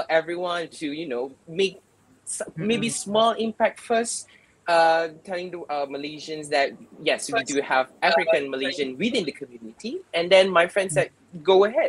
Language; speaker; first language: English; non-native, local second language; Malay